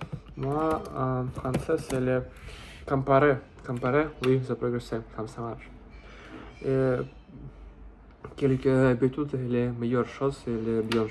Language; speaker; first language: French; non-native, learner; Russian